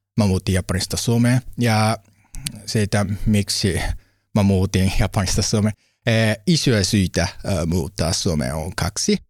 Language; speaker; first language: Finnish; non-native, learner; Japanese